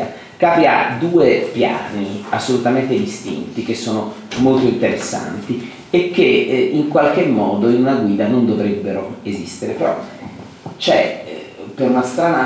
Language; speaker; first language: Italian; native; Italian